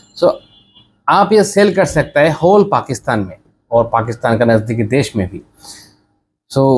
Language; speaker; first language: Hindi; non-native, learner; Bangla